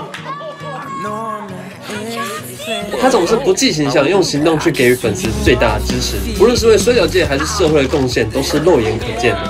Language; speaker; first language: Chinese; native; Chinese